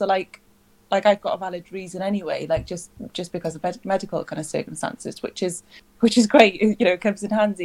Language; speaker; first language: English; native; English